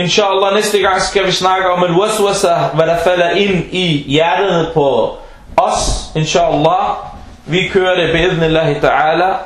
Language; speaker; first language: Danish; early bilingual, other home language; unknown